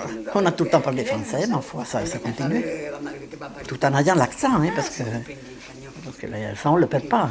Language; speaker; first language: French; non-native, fluent; Spanish